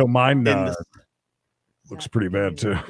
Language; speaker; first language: English; native; English